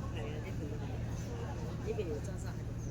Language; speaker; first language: Cantonese; native; Cantonese